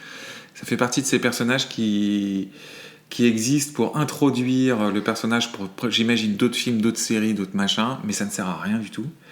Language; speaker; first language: French; native; French